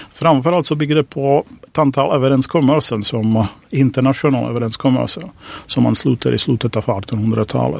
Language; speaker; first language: Swedish; non-native, fluent; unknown